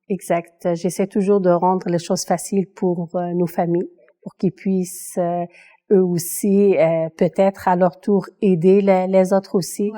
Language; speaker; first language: French; non-native, local second language; Kabyle